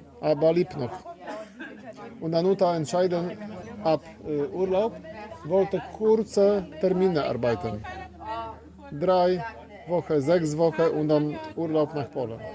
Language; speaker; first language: German; non-native, learner; Polish